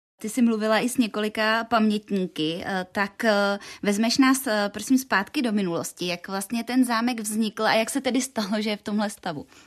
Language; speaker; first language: Czech; native; Czech